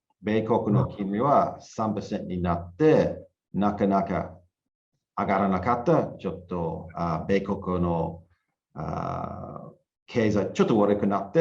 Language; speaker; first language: Japanese; non-native, learner; English